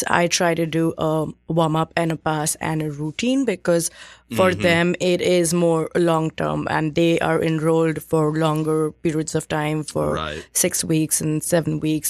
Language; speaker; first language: English; non-native, local second language; Hindi